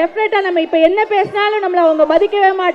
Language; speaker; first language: Tamil; native; Tamil